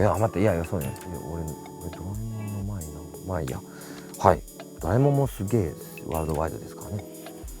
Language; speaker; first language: Japanese; native; Japanese